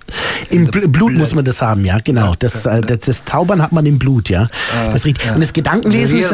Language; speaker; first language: German; native; German